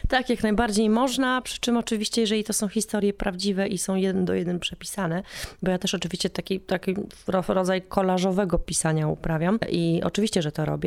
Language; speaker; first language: Polish; native; Polish